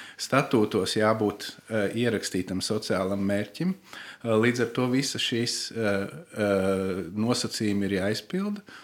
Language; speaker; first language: Latvian; native; Latvian